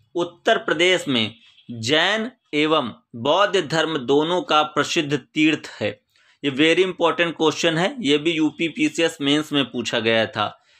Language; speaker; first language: Hindi; native; Hindi